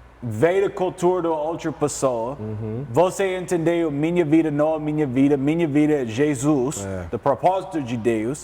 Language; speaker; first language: Portuguese; non-native, learner; English